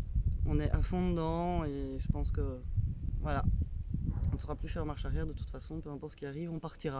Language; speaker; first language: French; native; French